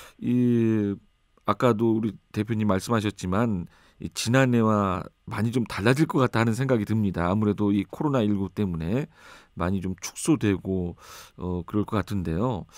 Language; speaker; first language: Korean; native; Korean